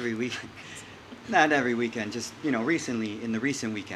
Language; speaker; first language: English; native; English